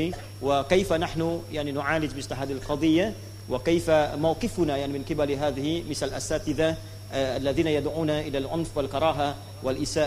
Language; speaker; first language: Arabic; non-native, fluent; Indonesian